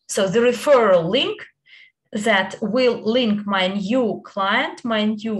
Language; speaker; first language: English; non-native, fluent; Italian